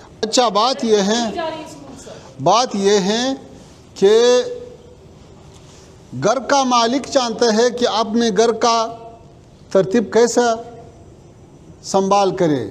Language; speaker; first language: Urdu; non-native, fluent; Pashto